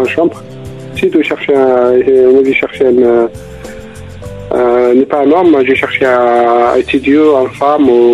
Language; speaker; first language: French; non-native, learner; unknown